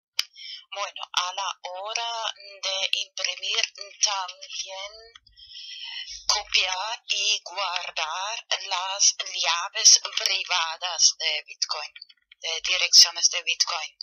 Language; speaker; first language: Spanish; non-native, learner; German